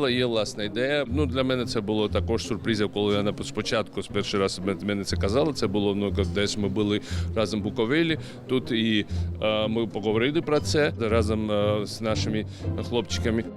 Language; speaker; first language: Ukrainian; non-native, learner; Georgian